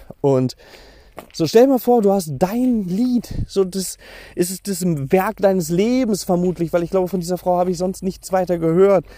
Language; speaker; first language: German; native; German